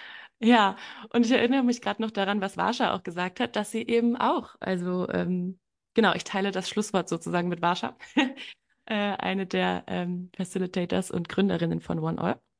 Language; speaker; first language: German; native; German